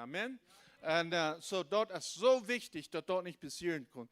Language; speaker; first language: German; non-native, learner; Low German